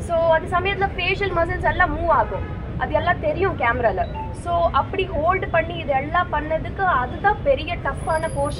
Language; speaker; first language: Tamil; non-native, learner; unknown